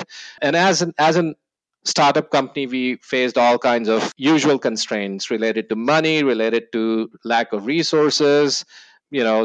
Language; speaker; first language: English; non-native, local second language; Hindi